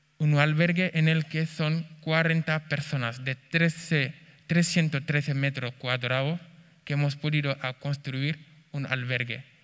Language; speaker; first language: Spanish; non-native, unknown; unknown